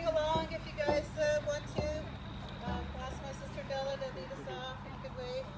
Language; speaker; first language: English; native; English